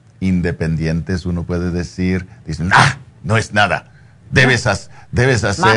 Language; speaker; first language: Spanish; non-native, fluent; English